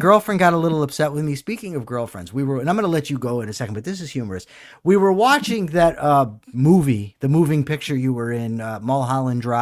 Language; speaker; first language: English; native; English